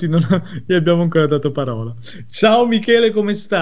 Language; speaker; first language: Italian; native; Italian